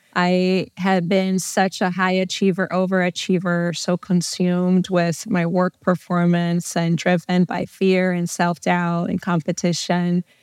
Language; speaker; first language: English; non-native, fluent; Portuguese